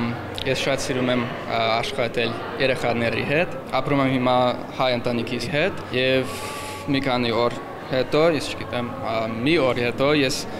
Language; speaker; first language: Armenian; non-native, learner; English